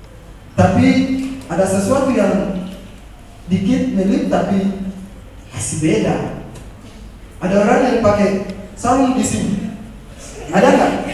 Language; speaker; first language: Indonesian; non-native, fluent; Ganda